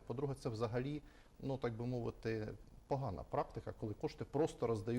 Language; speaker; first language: Ukrainian; native; Ukrainian